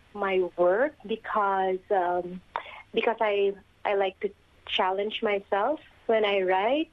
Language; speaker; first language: English; non-native, local second language; Filipino